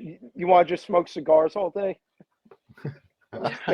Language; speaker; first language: English; native; English